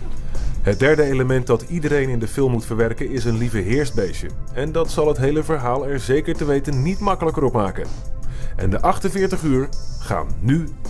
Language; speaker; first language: Dutch; native; Dutch